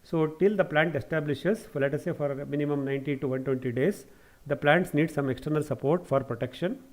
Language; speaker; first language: English; non-native, local second language; Kannada